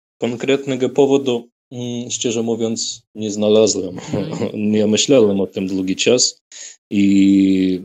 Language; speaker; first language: Polish; non-native, fluent; Russian